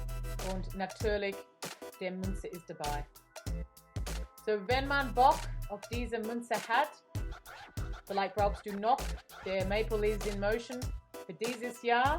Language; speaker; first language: German; non-native, learner; English